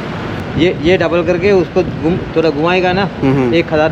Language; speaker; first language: Hindi; non-native, learner; Sinhala